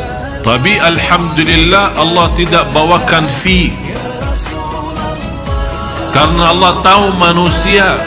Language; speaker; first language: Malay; non-native, fluent; Arabic